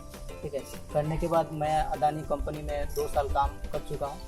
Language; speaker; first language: Hindi; native; Hindi